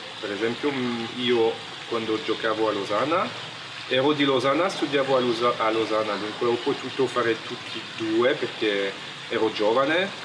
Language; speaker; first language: Italian; non-native, local second language; French